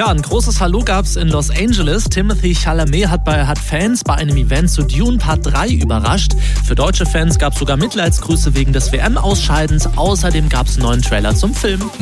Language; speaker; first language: German; native; German